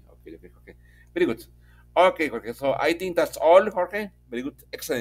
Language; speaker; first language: English; non-native, fluent; Spanish